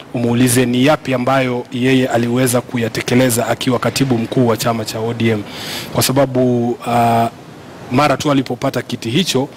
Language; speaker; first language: Swahili; non-native, local second language; Luyia